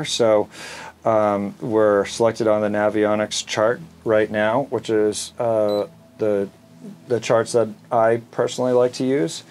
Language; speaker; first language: English; native; English